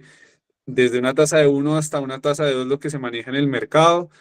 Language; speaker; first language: Spanish; native; Spanish